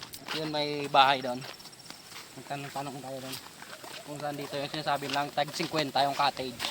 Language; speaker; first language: Filipino; non-native, local second language; Bikol